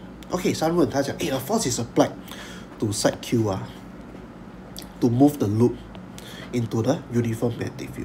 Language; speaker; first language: English; non-native, local second language; Chinese